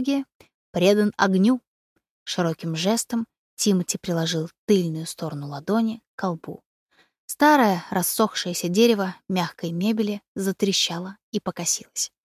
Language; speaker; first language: Russian; native; Russian